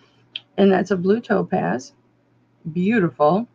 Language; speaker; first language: English; native; English